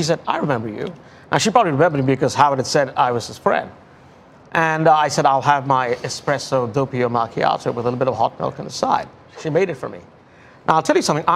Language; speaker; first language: English; non-native, local second language; Tamil